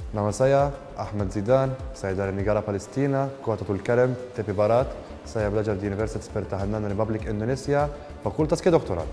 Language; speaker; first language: Indonesian; non-native, learner; Arabic